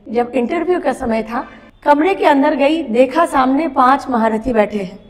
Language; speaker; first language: Hindi; non-native, local second language; Bangla